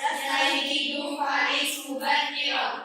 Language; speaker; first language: Arabic; non-native, learner; Indonesian